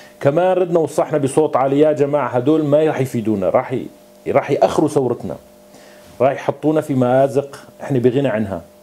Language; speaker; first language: Arabic; non-native, local second language; Kurdish